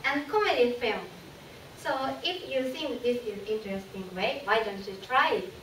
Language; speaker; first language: English; non-native, learner; Japanese